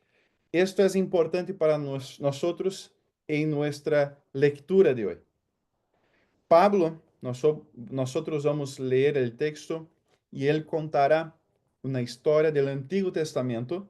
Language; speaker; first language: Spanish; non-native, fluent; Portuguese